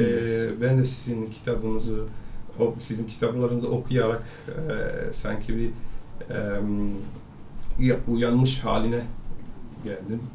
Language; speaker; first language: Turkish; non-native, learner; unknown